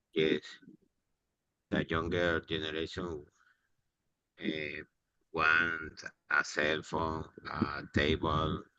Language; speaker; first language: English; non-native, learner; Spanish